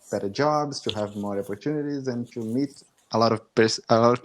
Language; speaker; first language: English; non-native, fluent; Portuguese